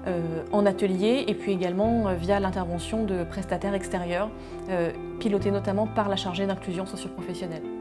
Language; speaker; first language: French; native; French